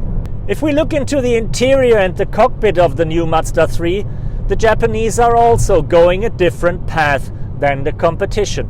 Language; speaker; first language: English; non-native, fluent; German